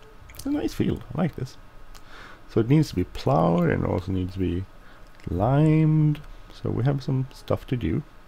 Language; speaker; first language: English; non-native, fluent; Swedish